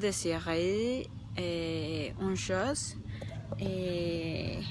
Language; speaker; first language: French; non-native, learner; Spanish